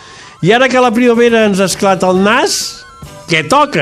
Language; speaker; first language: Catalan; native; Catalan